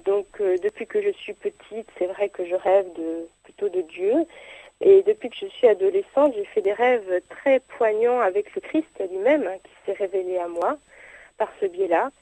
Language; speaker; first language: French; native; French